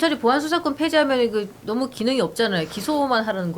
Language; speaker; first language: Korean; native; Korean